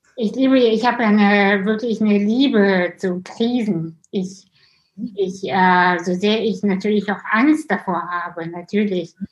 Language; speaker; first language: German; early bilingual, other home language; Russian